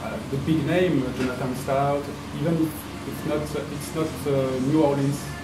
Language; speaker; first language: English; non-native, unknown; French